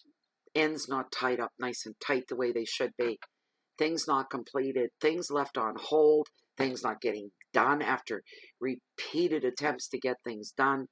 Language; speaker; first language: English; native; English